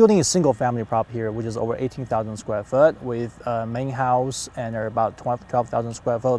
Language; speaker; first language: English; non-native, fluent; Chinese